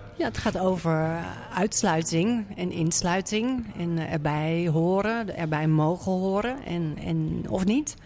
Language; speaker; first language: Dutch; native; Dutch